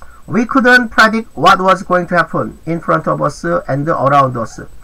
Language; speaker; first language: English; non-native, fluent; Korean